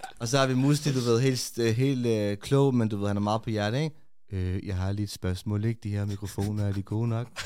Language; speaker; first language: Danish; early bilingual, other home language; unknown